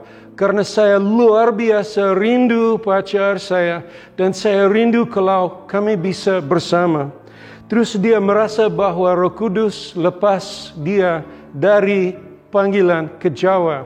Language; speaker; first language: Indonesian; non-native, local second language; English